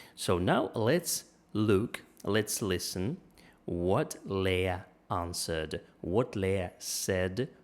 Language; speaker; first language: English; non-native, fluent; Russian